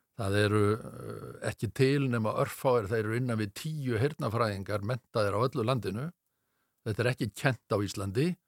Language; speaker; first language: Icelandic; native; Icelandic